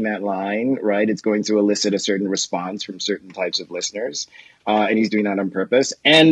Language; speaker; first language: English; non-native, local second language; Yoruba